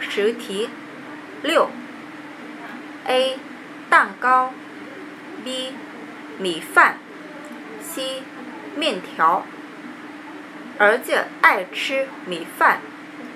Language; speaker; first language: Chinese; non-native, learner; Vietnamese